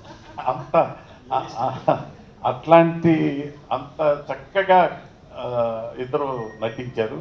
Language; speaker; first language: Telugu; native; Telugu